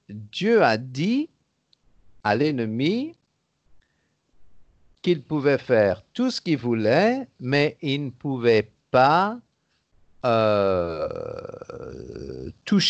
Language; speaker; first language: French; native; French